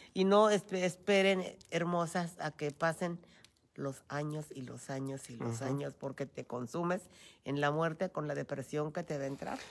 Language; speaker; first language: Spanish; native; Spanish